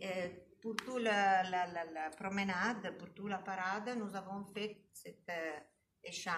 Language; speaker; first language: French; non-native, learner; Italian